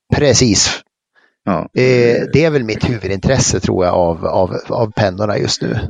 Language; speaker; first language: Swedish; native; Swedish